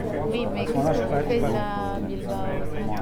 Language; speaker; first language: French; non-native, fluent; Spanish